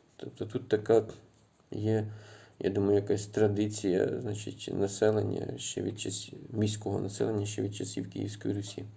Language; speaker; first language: Ukrainian; native; Ukrainian